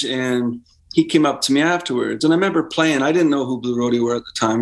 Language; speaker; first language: English; native; English